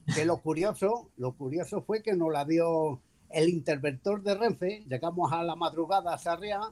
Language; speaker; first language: Spanish; native; Spanish